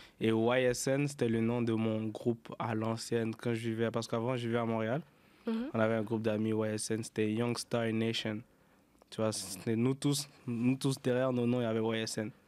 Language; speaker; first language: French; native; French